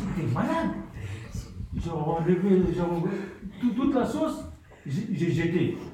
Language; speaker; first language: French; non-native, fluent; Soninke